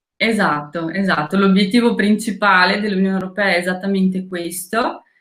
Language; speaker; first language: Italian; non-native, fluent; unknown